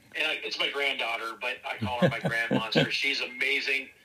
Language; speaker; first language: English; native; English